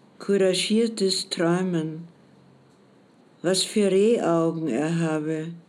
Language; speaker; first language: German; native; German